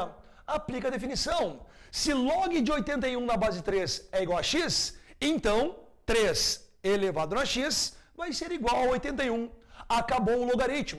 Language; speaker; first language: Portuguese; native; Portuguese